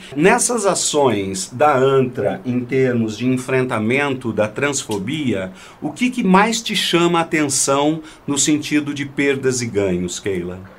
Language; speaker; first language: Portuguese; native; Portuguese